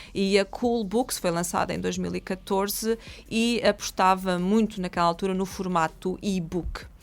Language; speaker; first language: Portuguese; early bilingual, other home language; German